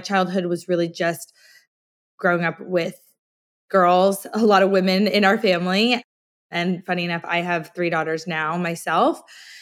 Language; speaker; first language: English; native; English